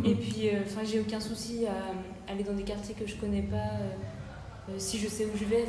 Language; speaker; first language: French; native; French